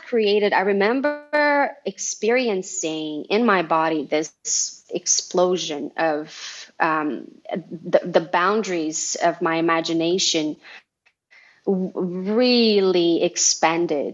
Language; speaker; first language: English; non-native, fluent; Portuguese